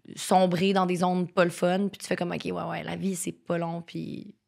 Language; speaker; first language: French; native; French